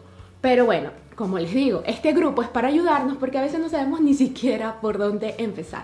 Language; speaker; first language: Spanish; native; Spanish